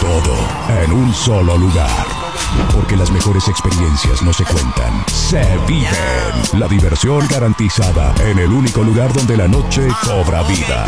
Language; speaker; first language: Spanish; native; Spanish